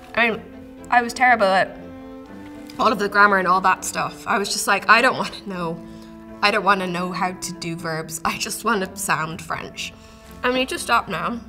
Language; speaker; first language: English; native; English